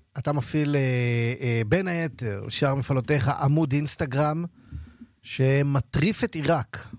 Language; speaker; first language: Hebrew; native; Hebrew